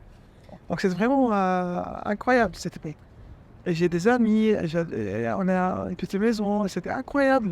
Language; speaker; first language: French; non-native, fluent; Arabic